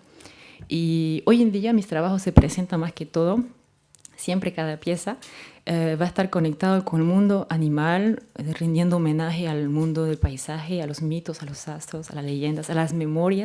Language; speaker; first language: Spanish; native; Spanish